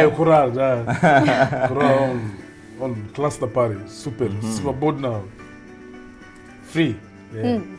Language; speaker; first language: Russian; non-native, learner; English